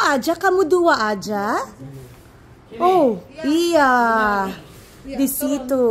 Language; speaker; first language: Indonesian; non-native, learner; Filipino